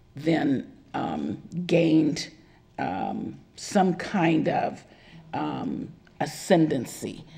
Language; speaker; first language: English; native; English